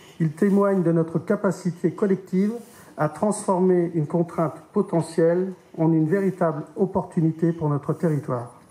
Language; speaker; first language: French; native; French